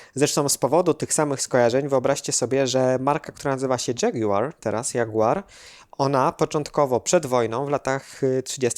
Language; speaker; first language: Polish; native; Polish